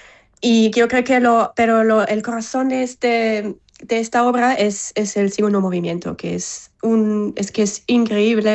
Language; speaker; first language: Spanish; non-native, fluent; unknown